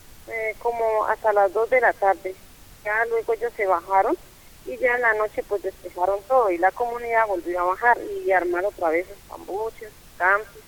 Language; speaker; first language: Spanish; native; Spanish